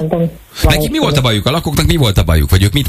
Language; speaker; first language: Hungarian; native; Hungarian